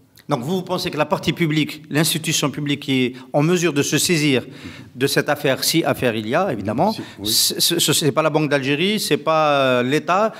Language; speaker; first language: French; non-native, local second language; Arabic